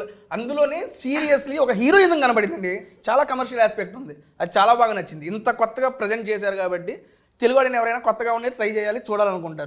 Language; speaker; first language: Telugu; native; Telugu